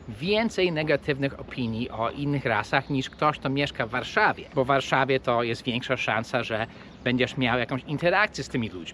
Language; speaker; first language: Polish; early bilingual, heritage; English